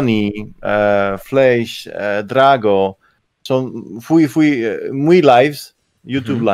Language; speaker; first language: Spanish; non-native, learner; Italian